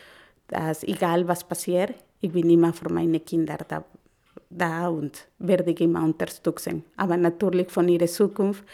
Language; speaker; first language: German; non-native, learner; Spanish